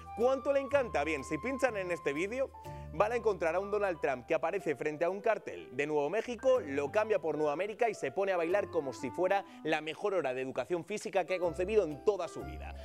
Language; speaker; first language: Spanish; native; Spanish